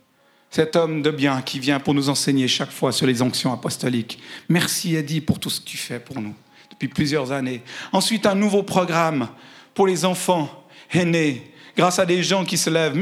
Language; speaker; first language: French; native; French